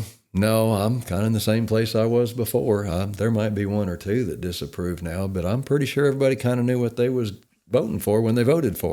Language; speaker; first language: English; native; English